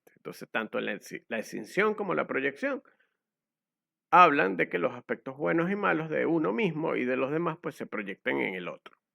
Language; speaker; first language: Spanish; native; Spanish